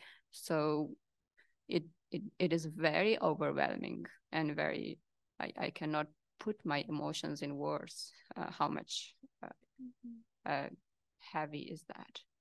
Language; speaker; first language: English; non-native, local second language; Hazaragi